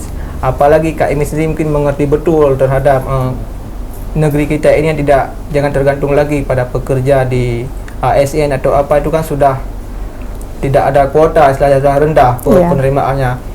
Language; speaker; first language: Indonesian; native; Indonesian